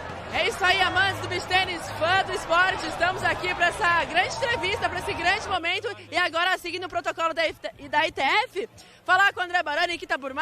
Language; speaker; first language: Portuguese; native; Portuguese